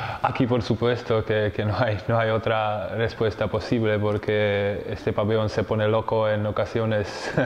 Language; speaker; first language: Spanish; non-native, fluent; Czech